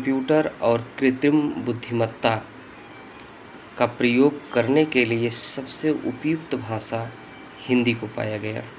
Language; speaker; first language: Hindi; native; Hindi